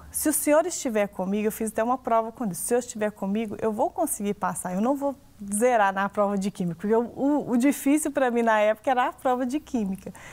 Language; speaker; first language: Portuguese; native; Portuguese